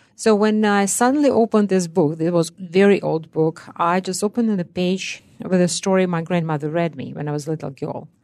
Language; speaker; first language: English; non-native, fluent; Russian